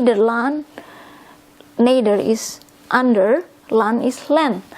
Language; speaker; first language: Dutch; non-native, learner; Indonesian